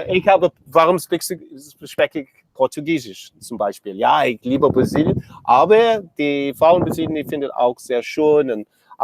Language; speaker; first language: German; non-native, learner; English